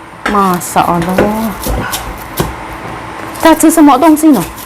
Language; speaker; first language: Chinese; non-native, learner; Indonesian